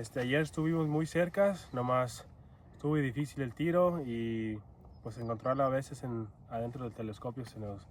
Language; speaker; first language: Spanish; early bilingual, other home language; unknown